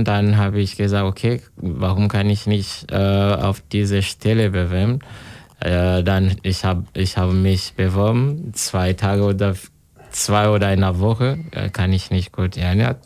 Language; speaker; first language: German; non-native, learner; Kinyarwanda